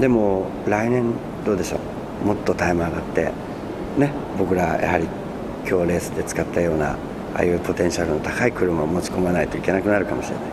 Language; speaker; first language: Japanese; native; Japanese